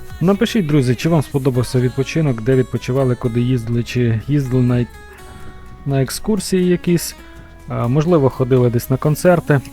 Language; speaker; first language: Ukrainian; native; Ukrainian